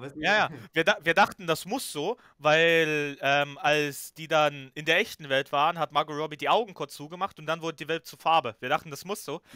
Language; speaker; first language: German; early bilingual, other home language; Ukrainian